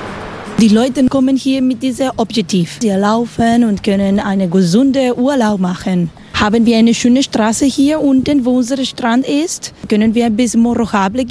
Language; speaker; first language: German; non-native, learner; Spanish